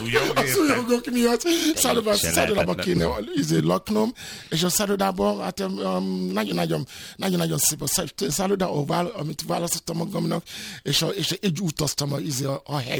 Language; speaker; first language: Hungarian; non-native, fluent; Yoruba